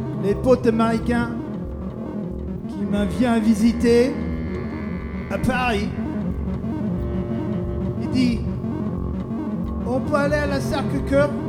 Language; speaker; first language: French; non-native, learner; English